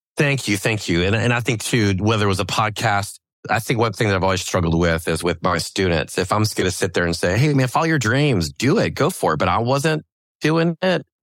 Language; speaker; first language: English; native; English